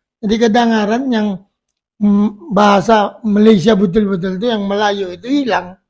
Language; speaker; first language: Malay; non-native, local second language; Filipino